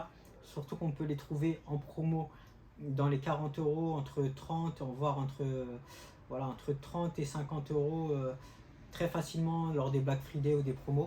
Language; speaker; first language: French; native; French